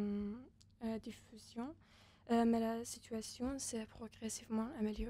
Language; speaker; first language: French; non-native, fluent; Persian